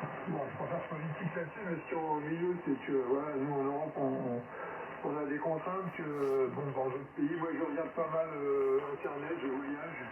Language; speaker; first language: French; native; French